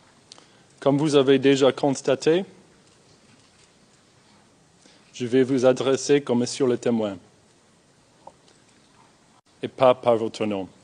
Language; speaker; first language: French; non-native, fluent; English